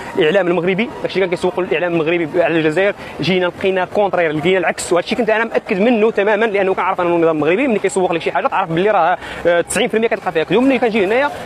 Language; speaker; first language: Arabic; native; Arabic